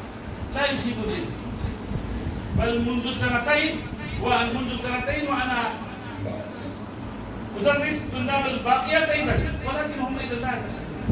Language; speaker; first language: Arabic; non-native, fluent; Urdu